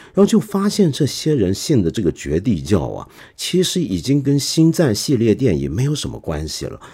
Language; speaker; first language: Chinese; non-native, local second language; Cantonese